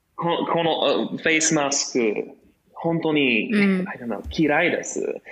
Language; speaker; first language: Japanese; non-native, fluent; English